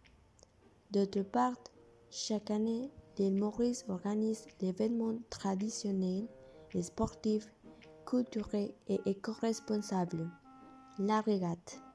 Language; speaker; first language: French; non-native, learner; Spanish